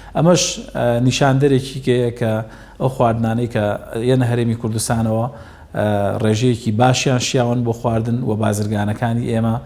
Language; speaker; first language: Central Kurdish; native; Central Kurdish